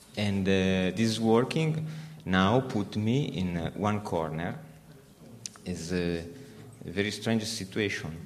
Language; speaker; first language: English; non-native, learner; Italian